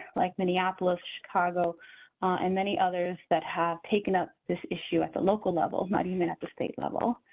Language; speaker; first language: English; native; English